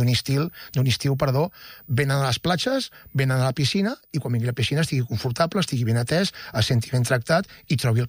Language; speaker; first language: Catalan; native; Catalan